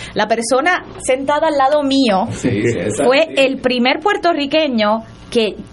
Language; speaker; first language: Spanish; native; Spanish